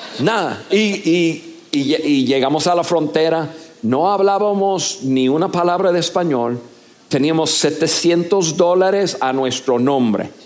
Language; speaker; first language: Spanish; non-native, fluent; English